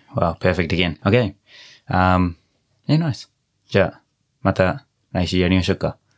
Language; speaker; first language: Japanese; non-native, fluent; English